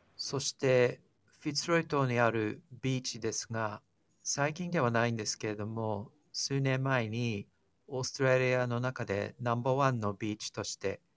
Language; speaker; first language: Japanese; non-native, fluent; English